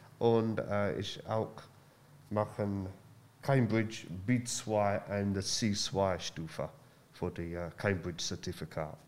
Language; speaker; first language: German; non-native, learner; English